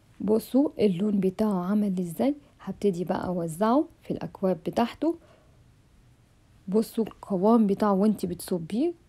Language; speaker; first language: Arabic; native; Arabic